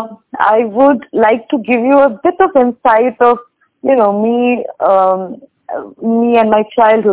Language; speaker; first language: English; non-native, local second language; Bangla